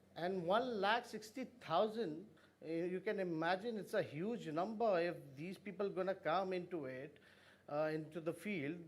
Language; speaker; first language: English; non-native, local second language; Hindi